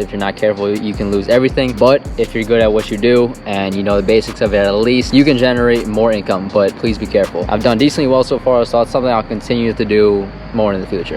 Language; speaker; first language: English; native; English